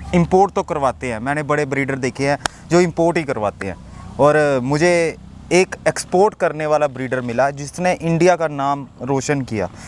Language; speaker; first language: Hindi; native; Hindi